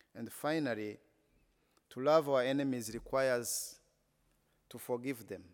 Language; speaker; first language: English; non-native, local second language; Kinyarwanda